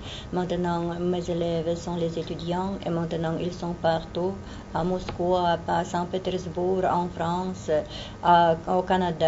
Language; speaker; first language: French; non-native, fluent; Russian